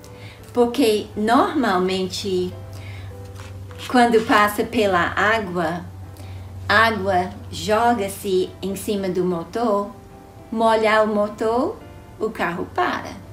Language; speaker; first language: Portuguese; non-native, fluent; English